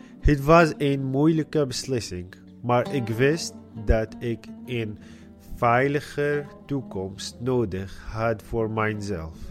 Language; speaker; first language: Dutch; non-native, learner; Arabic